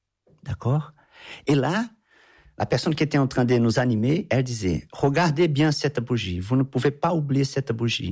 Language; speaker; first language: French; non-native, fluent; Portuguese